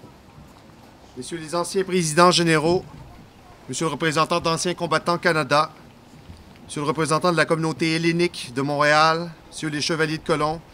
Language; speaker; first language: French; native; French